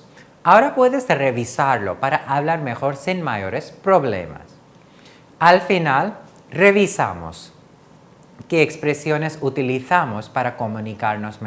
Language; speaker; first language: Spanish; non-native, fluent; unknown